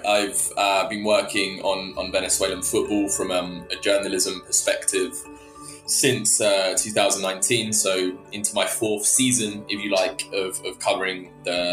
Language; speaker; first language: English; native; English